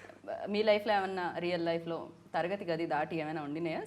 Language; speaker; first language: Telugu; native; Telugu